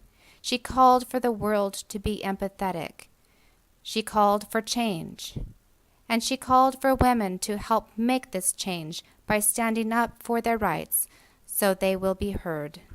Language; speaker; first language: English; native; English